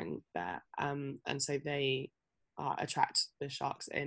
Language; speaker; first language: English; native; English